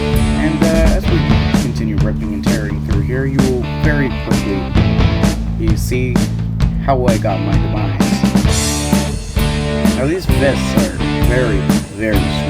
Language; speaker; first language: English; native; English